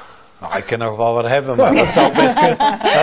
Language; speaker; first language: Dutch; native; Dutch